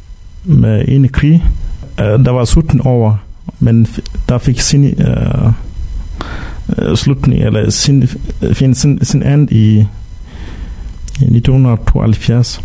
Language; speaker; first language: Danish; non-native, fluent; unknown